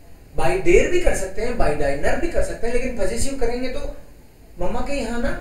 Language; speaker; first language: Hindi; non-native, local second language; Gujarati